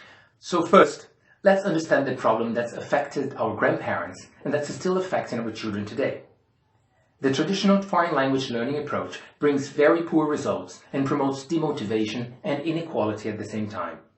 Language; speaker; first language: English; non-native, fluent; Portuguese